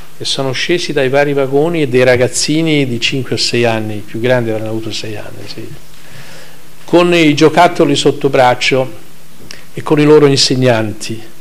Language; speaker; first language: Italian; native; Italian